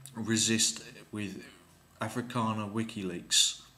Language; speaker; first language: English; native; English